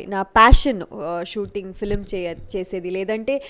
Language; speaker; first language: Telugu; non-native, local second language; Kannada